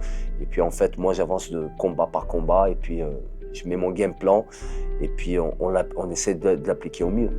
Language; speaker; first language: French; native; French